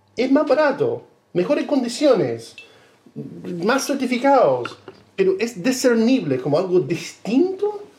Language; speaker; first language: Spanish; non-native, fluent; English